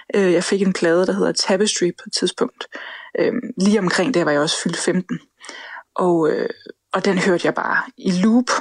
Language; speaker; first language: Danish; native; Danish